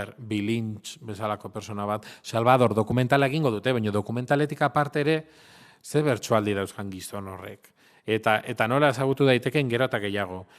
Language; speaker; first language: Basque; non-native, local second language; Spanish